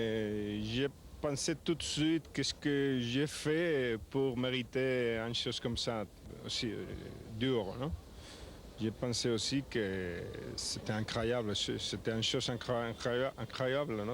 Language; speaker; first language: French; non-native, learner; Spanish